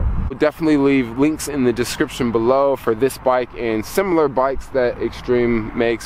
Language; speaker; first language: English; native; English